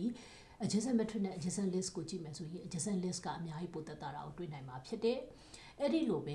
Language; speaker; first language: Burmese; native; Burmese